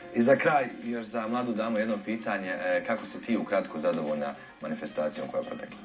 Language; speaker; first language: Bosnian; native; Bosnian